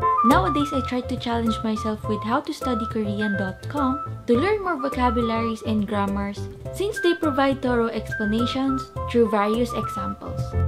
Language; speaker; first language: English; non-native, local second language; Filipino